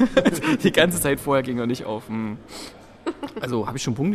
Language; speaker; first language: German; native; German